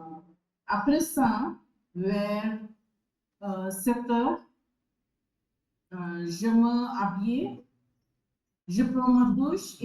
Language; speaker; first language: French; non-native, learner; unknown